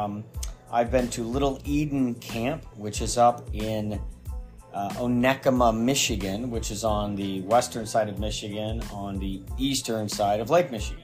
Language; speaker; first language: English; native; English